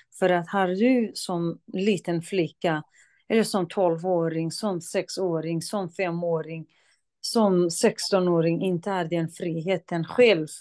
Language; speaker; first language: Swedish; non-native, fluent; Kurdish